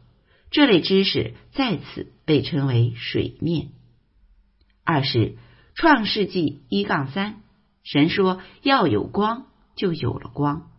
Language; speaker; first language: Chinese; native; Chinese